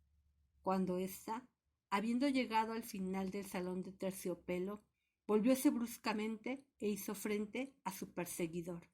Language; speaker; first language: Spanish; native; Spanish